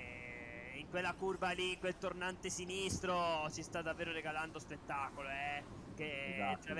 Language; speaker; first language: Italian; native; Italian